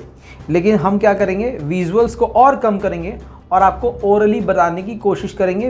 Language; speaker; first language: Hindi; native; Hindi